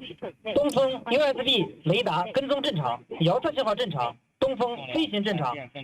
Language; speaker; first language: Chinese; native; Chinese